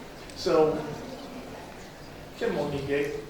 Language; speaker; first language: French; non-native, fluent; English